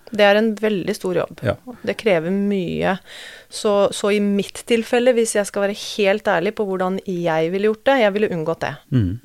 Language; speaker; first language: Norwegian; native; Norwegian